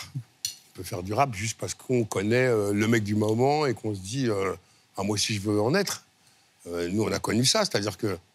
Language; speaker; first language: French; native; French